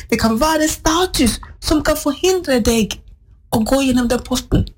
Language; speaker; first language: Norwegian; non-native, fluent; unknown